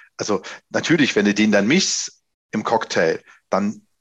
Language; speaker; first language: German; native; German